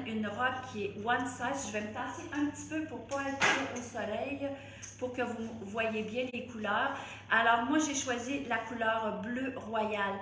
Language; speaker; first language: French; native; French